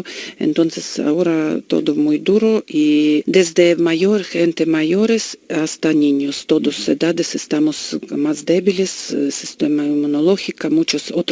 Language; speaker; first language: Spanish; non-native, learner; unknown